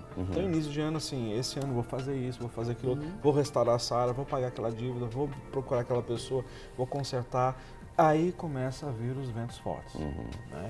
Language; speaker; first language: Portuguese; native; Portuguese